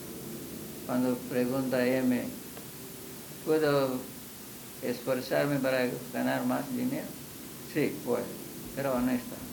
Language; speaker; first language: Spanish; non-native, fluent; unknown